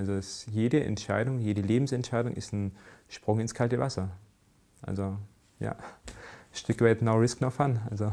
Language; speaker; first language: German; native; German